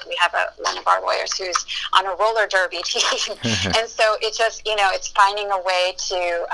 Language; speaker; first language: English; early bilingual, other home language; Spanish